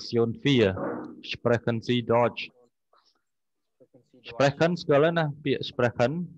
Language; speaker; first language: German; non-native, fluent; Khmer